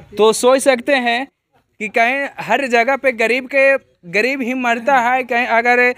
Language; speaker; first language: Hindi; native; Hindi